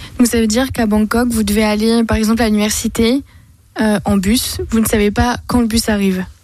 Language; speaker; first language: French; native; French